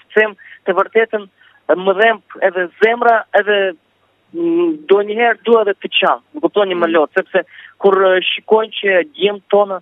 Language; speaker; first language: Albanian; early bilingual, heritage; Albanian